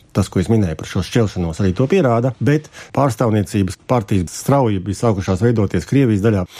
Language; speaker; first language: Latvian; native; Latvian